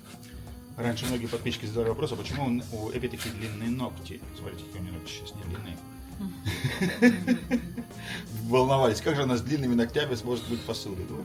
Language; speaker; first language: Russian; native; Russian